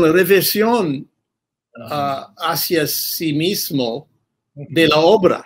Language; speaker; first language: Spanish; non-native, fluent; English